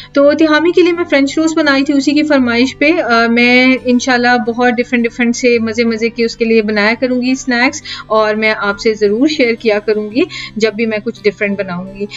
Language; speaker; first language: Urdu; native; Urdu